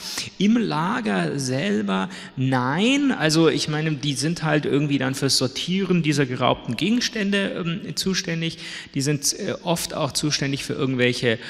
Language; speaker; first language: German; native; German